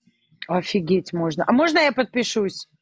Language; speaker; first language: Russian; native; Russian